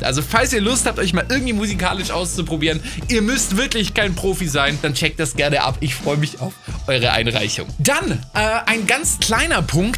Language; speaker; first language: German; native; German